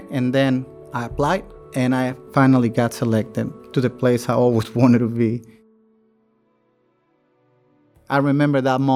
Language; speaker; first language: English; non-native, fluent; Spanish